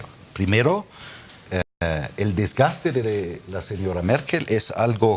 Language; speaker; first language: Spanish; non-native, fluent; German